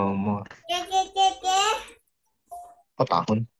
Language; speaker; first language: Indonesian; native; Indonesian